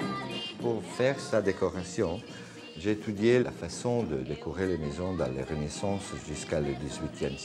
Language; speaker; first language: French; non-native, learner; Italian